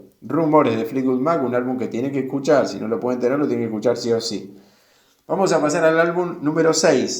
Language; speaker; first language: Spanish; native; Spanish